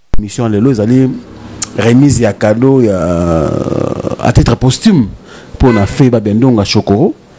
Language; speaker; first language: French; non-native, local second language; Lingala